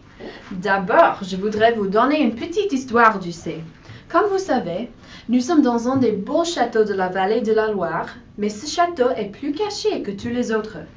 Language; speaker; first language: French; non-native, learner; English